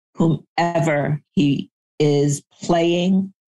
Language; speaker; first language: English; native; English